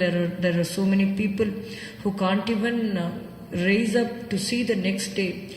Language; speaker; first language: English; non-native, local second language; Tamil